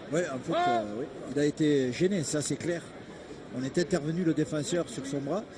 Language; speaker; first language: French; native; French